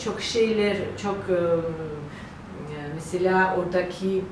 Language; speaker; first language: Turkish; non-native, learner; Georgian